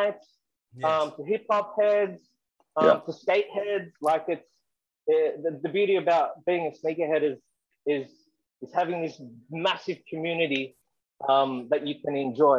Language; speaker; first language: English; native; English